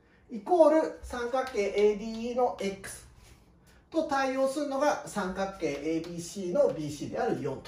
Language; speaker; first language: Japanese; native; Japanese